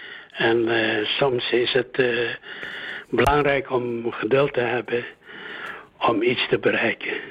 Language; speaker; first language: Dutch; early bilingual, other home language; Indonesian